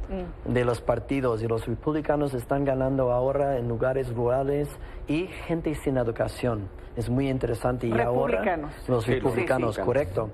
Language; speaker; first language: Spanish; non-native, fluent; English